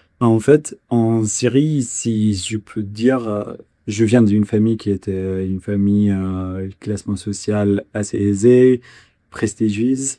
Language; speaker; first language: French; non-native, fluent; Kurdish